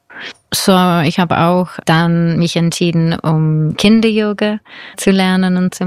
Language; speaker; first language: German; non-native, fluent; English